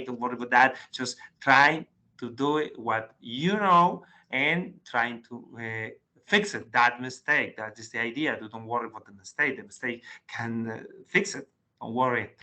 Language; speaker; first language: English; non-native, learner; Spanish